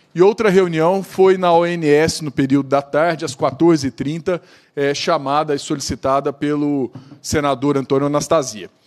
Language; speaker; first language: Portuguese; native; Portuguese